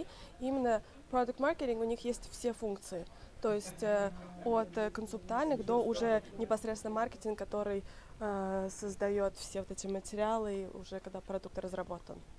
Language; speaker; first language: Russian; native; Russian